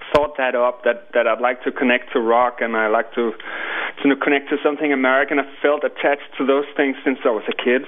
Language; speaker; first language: English; non-native, fluent; Danish